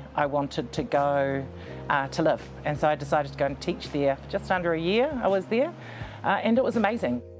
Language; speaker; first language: English; native; English